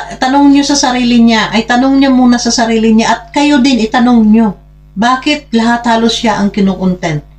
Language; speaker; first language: Filipino; non-native, local second language; Hiligaynon